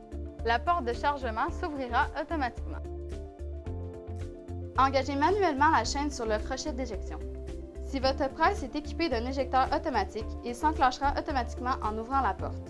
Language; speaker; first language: French; native; French